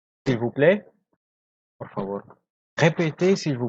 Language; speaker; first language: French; non-native, fluent; Spanish